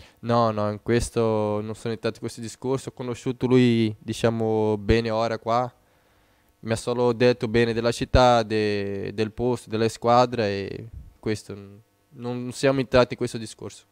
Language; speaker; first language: Italian; non-native, fluent; Portuguese